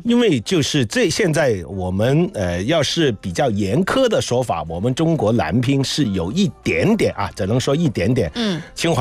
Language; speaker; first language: Chinese; non-native, local second language; Cantonese